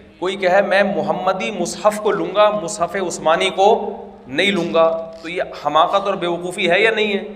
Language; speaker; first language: Urdu; native; Urdu